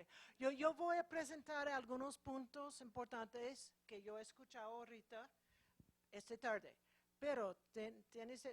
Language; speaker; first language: Spanish; non-native, fluent; English